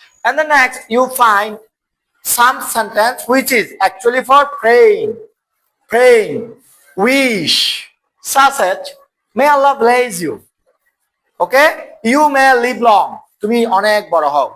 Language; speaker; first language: English; non-native, local second language; Bangla